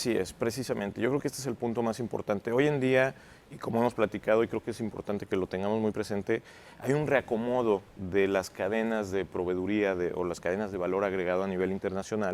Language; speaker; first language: Spanish; native; Spanish